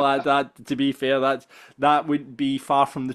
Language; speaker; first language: English; native; English